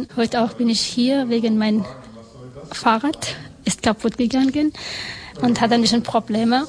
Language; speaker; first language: German; non-native, learner; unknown